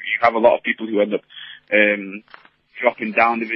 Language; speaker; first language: English; native; English